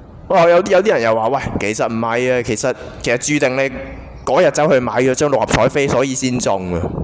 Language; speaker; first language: Cantonese; native; Cantonese